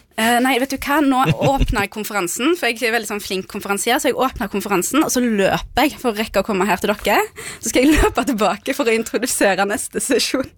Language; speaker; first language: Norwegian; early bilingual, other home language; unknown